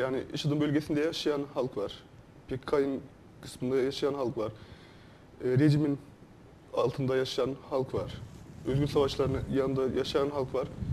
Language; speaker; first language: Turkish; non-native, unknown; Arabic